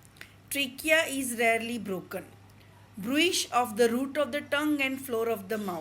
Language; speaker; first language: English; non-native, local second language; Gujarati